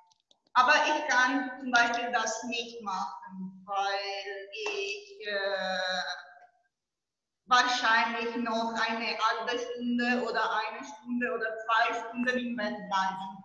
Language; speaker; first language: German; non-native, fluent; Italian